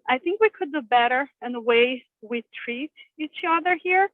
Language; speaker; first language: English; non-native, fluent; Portuguese